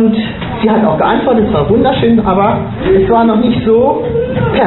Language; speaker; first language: German; native; German